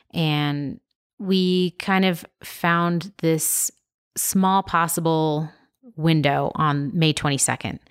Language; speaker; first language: English; native; English